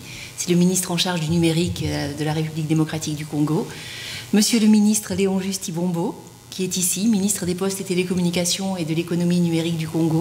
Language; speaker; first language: French; native; French